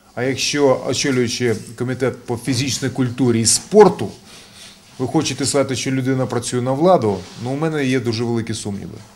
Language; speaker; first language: Ukrainian; non-native, local second language; Russian